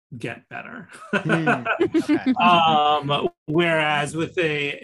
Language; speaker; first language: English; native; English